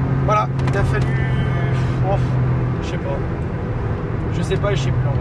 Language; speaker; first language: French; native; French